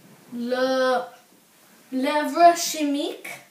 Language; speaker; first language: French; non-native, learner; English